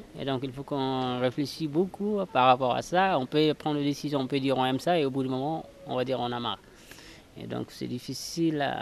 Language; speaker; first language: French; non-native, local second language; Fula